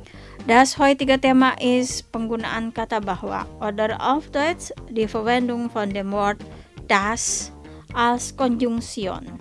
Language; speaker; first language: German; non-native, fluent; Indonesian